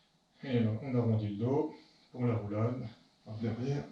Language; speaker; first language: French; native; French